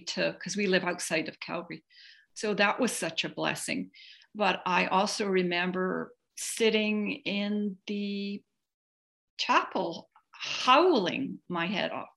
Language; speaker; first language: English; native; English